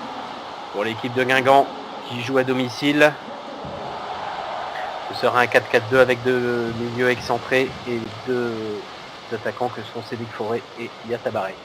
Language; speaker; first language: French; native; French